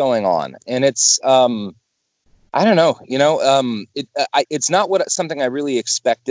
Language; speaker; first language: English; native; English